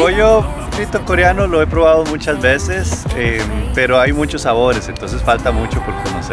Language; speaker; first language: Spanish; native; Spanish